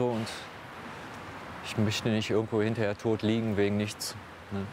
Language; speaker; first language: German; native; German